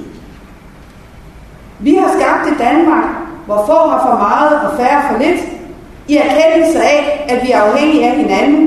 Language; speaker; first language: Danish; native; Danish